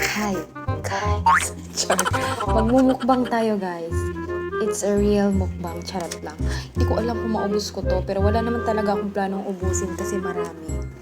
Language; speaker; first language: Filipino; non-native, local second language; Cebuano